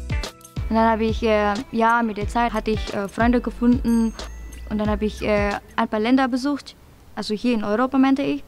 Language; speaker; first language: German; non-native, fluent; Indonesian